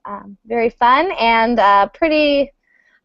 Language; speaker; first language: English; native; English